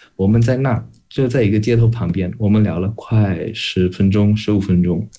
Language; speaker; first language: Chinese; non-native, fluent; Indonesian